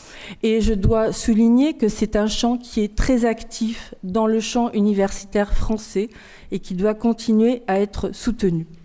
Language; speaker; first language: French; native; French